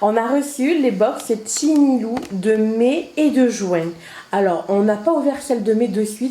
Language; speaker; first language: French; native; French